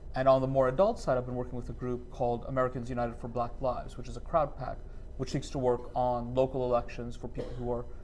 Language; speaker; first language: English; native; English